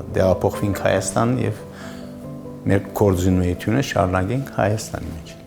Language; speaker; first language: Armenian; early bilingual, heritage; Armenian